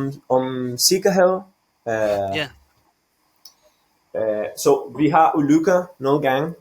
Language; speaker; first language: Danish; non-native, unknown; Catalan